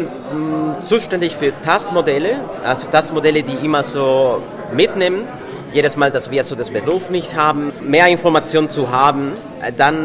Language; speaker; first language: German; non-native, fluent; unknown